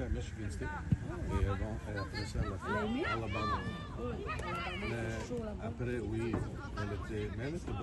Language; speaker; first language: French; non-native, fluent; English